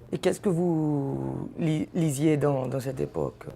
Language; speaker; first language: French; non-native, fluent; Portuguese